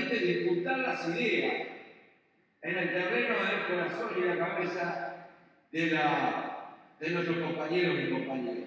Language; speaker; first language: Spanish; native; Spanish